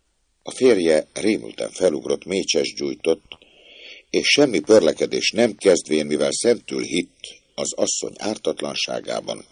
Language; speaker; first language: Hungarian; native; Hungarian